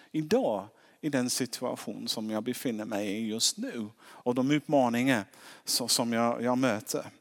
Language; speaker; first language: Swedish; non-native, fluent; English